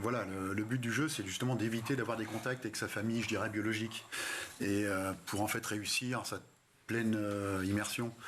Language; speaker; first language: French; native; French